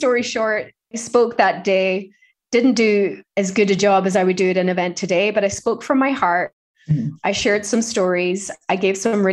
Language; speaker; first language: English; native; English